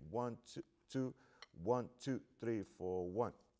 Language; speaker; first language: English; native; English